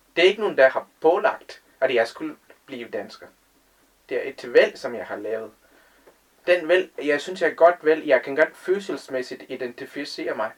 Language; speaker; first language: Danish; non-native, fluent; Tamil